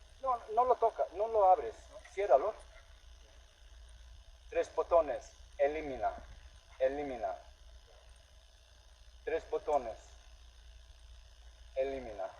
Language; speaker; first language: Spanish; non-native, learner; English